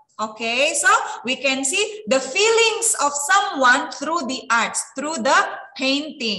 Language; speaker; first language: English; non-native, fluent; Indonesian